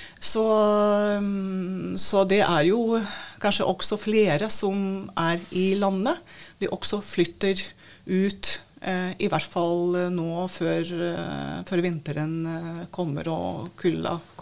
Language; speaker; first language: Norwegian; non-native, fluent; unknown